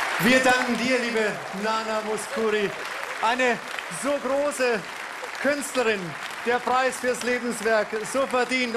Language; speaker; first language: German; native; German